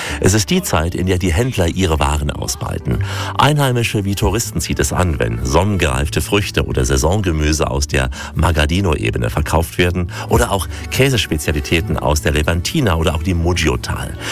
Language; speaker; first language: German; native; German